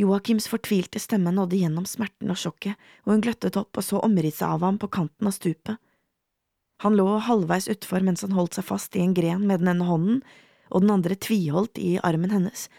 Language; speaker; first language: Norwegian; native; Norwegian